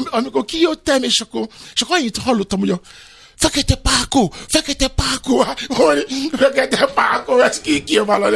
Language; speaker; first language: Hungarian; non-native, fluent; Yoruba